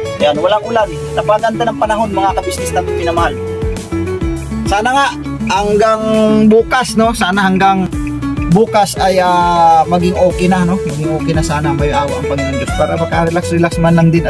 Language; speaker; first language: Filipino; native; Filipino